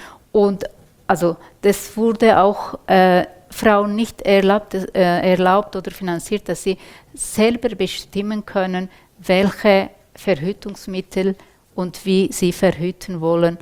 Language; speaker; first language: German; non-native, fluent; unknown